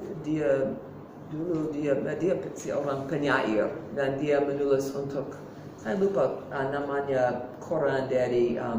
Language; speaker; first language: Indonesian; non-native, fluent; English